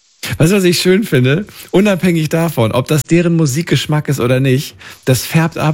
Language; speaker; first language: German; native; German